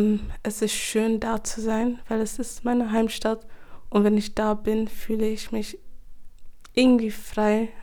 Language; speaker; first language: German; early bilingual, other home language; English